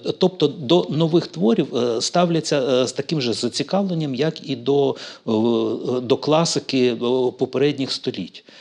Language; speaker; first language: Ukrainian; native; Ukrainian